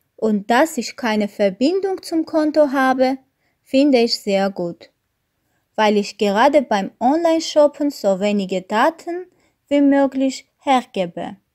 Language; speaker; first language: German; non-native, learner; Armenian